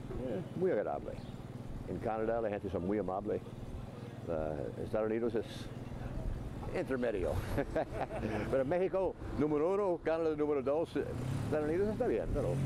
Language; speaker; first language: Spanish; non-native, fluent; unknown